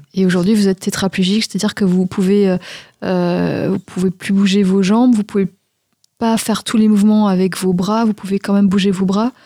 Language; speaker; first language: French; native; French